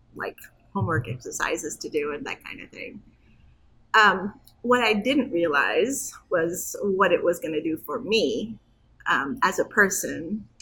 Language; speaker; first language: English; non-native, fluent; Turkish